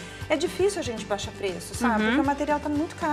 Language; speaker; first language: Portuguese; native; Portuguese